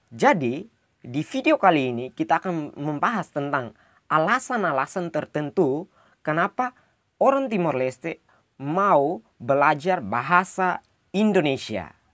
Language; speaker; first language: Indonesian; non-native, local second language; Tetum